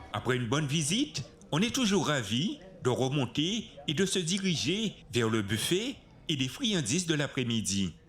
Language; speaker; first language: French; native; French